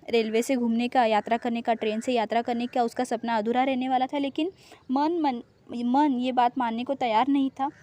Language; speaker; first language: Hindi; non-native, local second language; Marathi